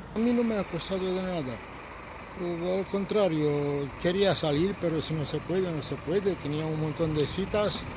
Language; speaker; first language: Spanish; non-native, learner; Romanian